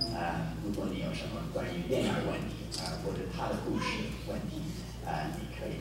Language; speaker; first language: Chinese; non-native, fluent; English